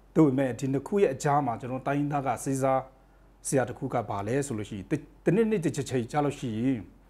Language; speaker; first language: Burmese; non-native, local second language; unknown